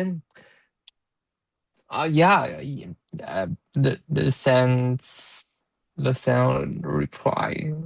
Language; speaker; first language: English; non-native, learner; Chinese